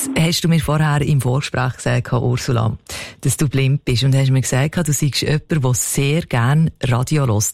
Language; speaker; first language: German; native; German